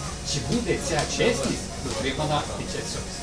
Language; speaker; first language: Ukrainian; native; Ukrainian